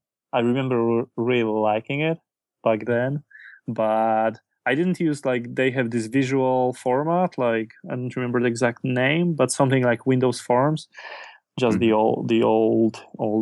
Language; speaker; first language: English; non-native, fluent; Polish